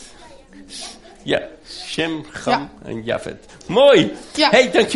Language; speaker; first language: Dutch; native; Dutch